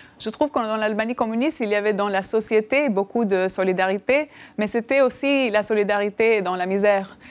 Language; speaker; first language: French; non-native, fluent; Albanian